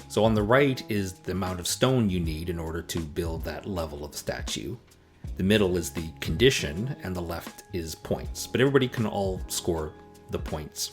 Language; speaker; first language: English; native; English